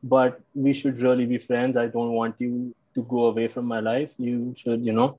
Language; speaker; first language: English; non-native, local second language; Hindi